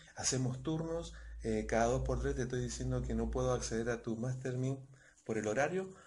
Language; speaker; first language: Spanish; native; Spanish